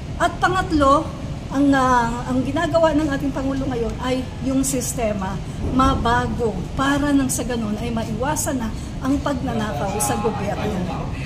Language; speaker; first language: Filipino; non-native, local second language; Cebuano